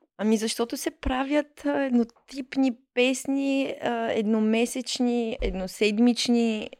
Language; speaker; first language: Bulgarian; early bilingual, heritage; Bulgarian